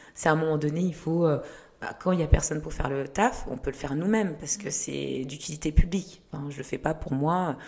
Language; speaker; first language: French; early bilingual, other home language; Kinyarwanda